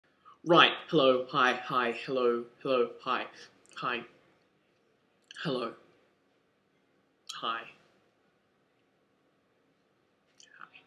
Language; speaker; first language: English; native; English